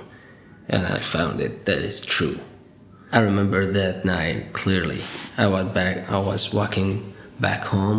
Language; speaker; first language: English; non-native, fluent; Arabic